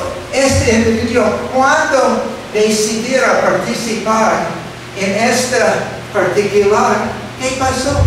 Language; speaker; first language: Spanish; non-native, fluent; English